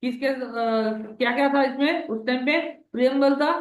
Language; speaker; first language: Hindi; non-native, local second language; Bangla